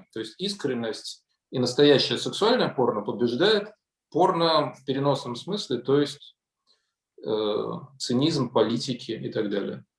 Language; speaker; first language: Russian; native; Russian